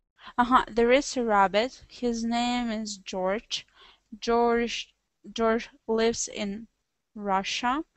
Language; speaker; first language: English; non-native, learner; Russian